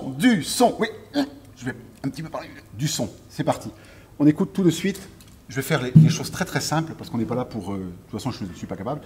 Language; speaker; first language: French; native; French